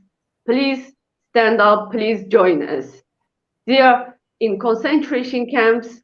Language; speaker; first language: English; non-native, learner; Uyghur